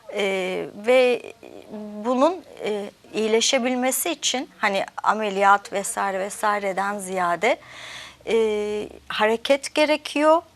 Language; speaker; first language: Turkish; early bilingual, heritage; Turkish